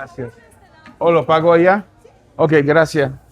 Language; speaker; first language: Spanish; non-native, learner; English